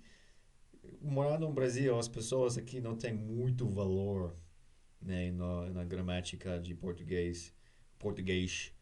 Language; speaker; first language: Portuguese; non-native, learner; English